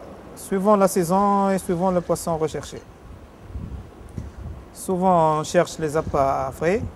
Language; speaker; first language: French; non-native, local second language; Arabic